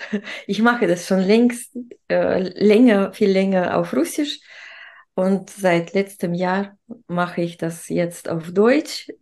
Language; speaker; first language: German; non-native, fluent; Russian